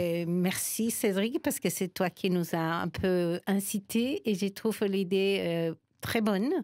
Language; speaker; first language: French; non-native, fluent; Spanish